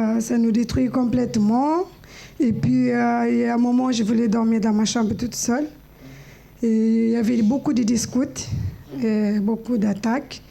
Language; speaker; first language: French; non-native, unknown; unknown